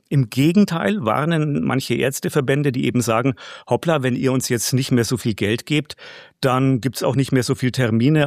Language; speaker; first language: German; native; German